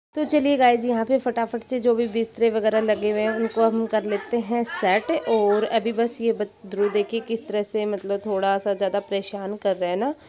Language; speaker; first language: Hindi; native; Hindi